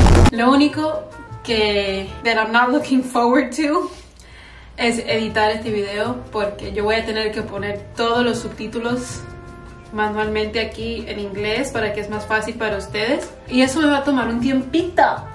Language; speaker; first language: Spanish; early bilingual, heritage; Spanish